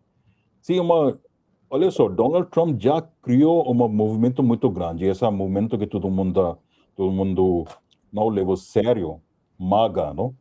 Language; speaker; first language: Portuguese; non-native, fluent; Hindi